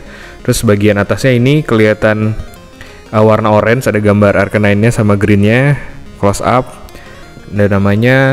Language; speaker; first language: Indonesian; native; Indonesian